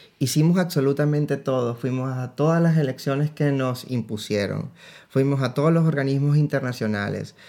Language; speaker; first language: Spanish; native; Spanish